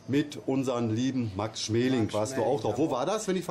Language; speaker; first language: German; native; German